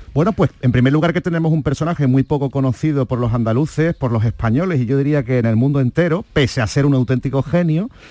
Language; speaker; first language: Spanish; native; Spanish